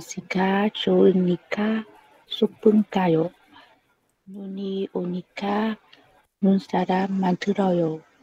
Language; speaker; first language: Korean; non-native, learner; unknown